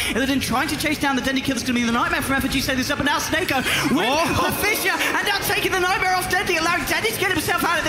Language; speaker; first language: English; native; English